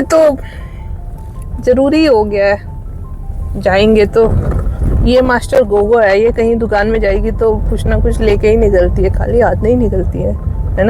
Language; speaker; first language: Hindi; native; Hindi